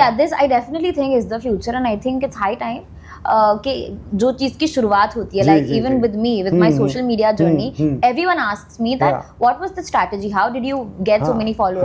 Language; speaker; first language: English; non-native, local second language; Hindi